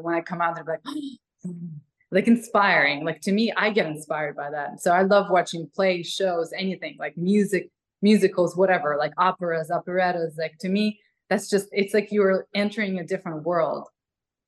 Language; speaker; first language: English; non-native, fluent; Ukrainian